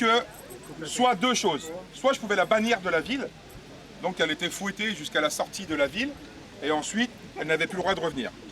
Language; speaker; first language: French; native; French